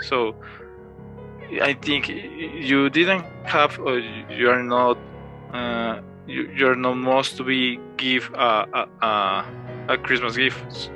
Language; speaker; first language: English; non-native, learner; Spanish